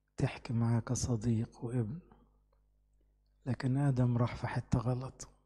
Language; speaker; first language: Arabic; native; Arabic